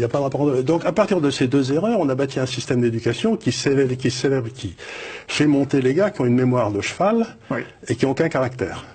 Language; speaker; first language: French; native; French